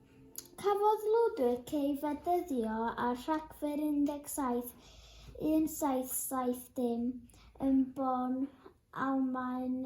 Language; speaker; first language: Welsh; non-native, local second language; English